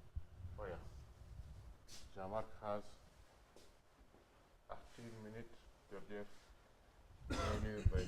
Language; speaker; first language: English; non-native, learner; Wolof